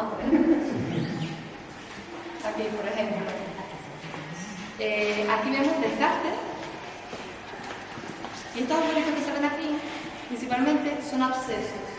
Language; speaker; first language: Spanish; native; Spanish